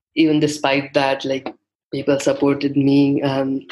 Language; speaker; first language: English; non-native, local second language; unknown